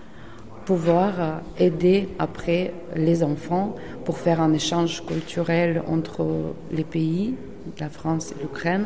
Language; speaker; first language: French; non-native, fluent; Ukrainian